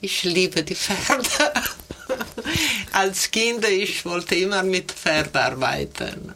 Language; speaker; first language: German; non-native, learner; Italian